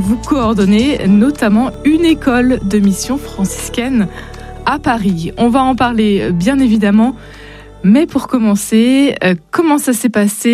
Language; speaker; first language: French; native; French